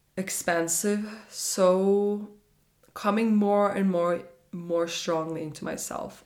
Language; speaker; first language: English; non-native, fluent; Norwegian